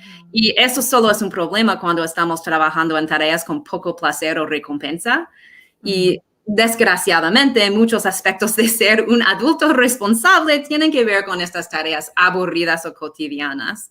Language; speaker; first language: Spanish; non-native, fluent; English